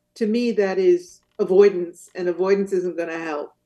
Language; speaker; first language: English; native; English